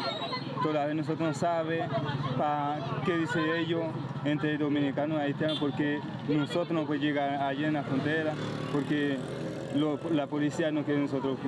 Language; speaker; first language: Spanish; non-native, learner; Haitian Creole